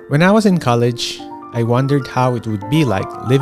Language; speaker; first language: English; non-native, local second language; Filipino